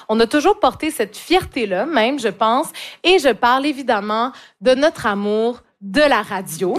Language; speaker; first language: French; native; French